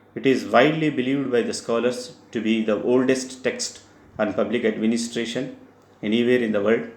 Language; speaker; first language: English; non-native, local second language; Telugu